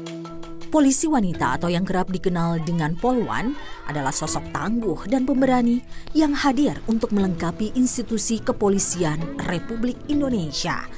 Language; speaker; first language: Indonesian; native; Indonesian